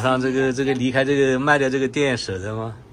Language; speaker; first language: Chinese; native; Chinese